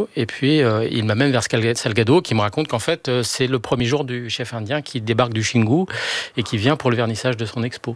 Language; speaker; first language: French; native; French